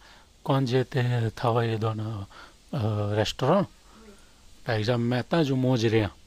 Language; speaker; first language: French; non-native, learner; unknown